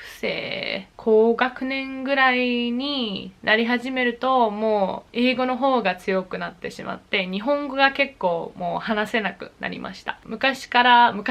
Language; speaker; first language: Japanese; early bilingual, heritage; English